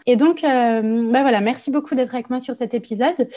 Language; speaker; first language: French; native; French